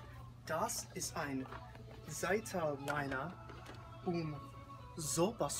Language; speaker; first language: German; non-native, learner; English